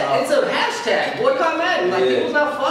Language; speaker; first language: English; native; English